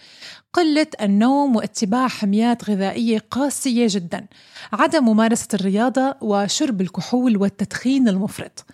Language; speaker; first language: Arabic; native; Arabic